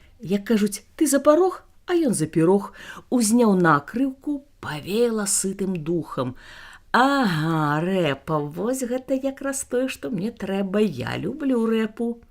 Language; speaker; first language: Belarusian; native; Belarusian